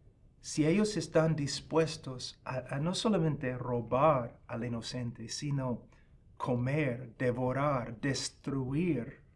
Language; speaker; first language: Spanish; non-native, fluent; English